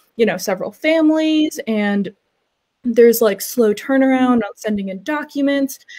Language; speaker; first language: English; native; English